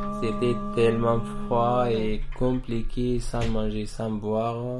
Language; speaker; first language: French; non-native, learner; Persian